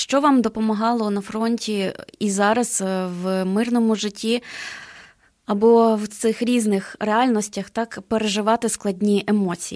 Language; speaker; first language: Ukrainian; native; Ukrainian